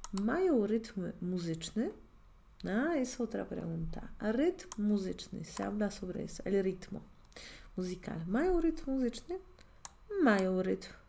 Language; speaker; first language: Spanish; non-native, fluent; Polish